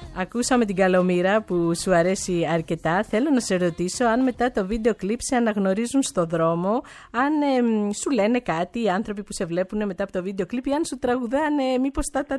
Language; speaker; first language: Greek; native; Greek